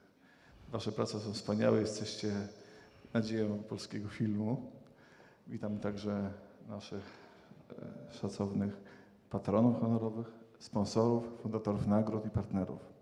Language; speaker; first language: Polish; native; Polish